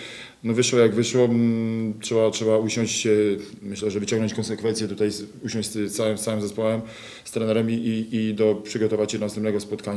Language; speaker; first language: Polish; native; Polish